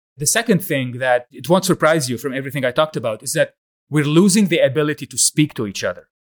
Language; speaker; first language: English; non-native, fluent; Arabic